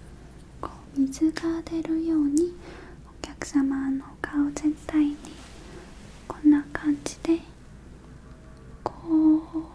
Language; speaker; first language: Japanese; non-native, learner; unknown